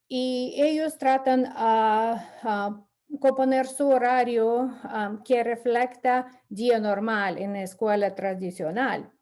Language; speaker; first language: Spanish; non-native, fluent; English